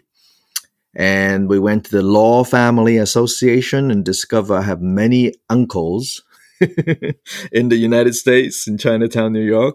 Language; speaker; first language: English; non-native, local second language; Cantonese